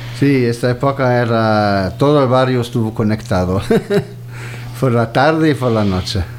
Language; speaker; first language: Spanish; non-native, fluent; German